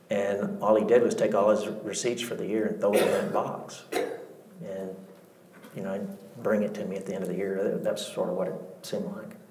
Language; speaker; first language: English; native; English